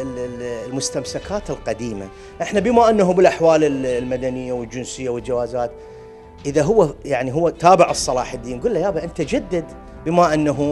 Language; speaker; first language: Arabic; native; Arabic